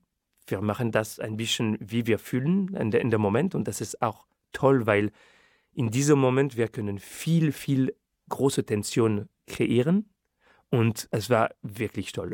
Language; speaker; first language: German; non-native, fluent; French